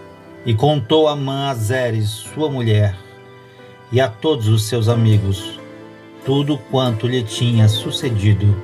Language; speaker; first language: Portuguese; native; Portuguese